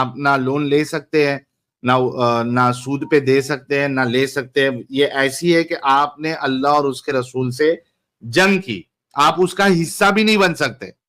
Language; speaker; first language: Hindi; native; Hindi